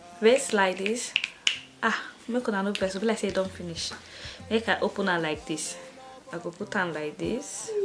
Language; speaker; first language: Nigerian Pidgin; non-native, local second language; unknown